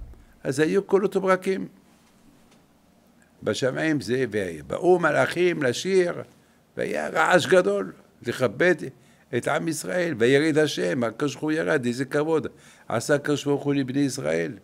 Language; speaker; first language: Hebrew; non-native, fluent; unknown